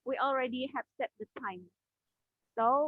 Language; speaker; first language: English; non-native, learner; Indonesian